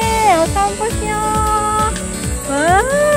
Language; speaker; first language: Japanese; native; Japanese